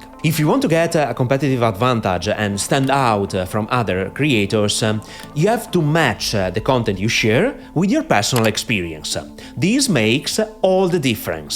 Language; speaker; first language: English; non-native, fluent; Italian